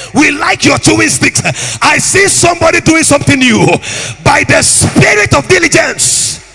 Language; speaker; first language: English; non-native, local second language; Akan